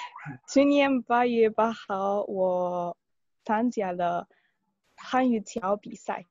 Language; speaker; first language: Chinese; non-native, learner; Spanish